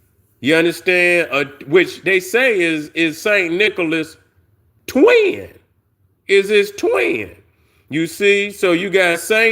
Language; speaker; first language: English; native; English